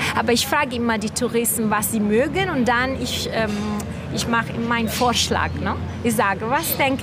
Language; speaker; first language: German; non-native, fluent; Italian